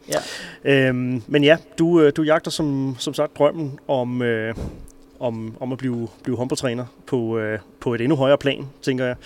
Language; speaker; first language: Danish; native; Danish